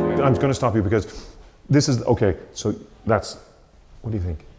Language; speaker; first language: English; native; English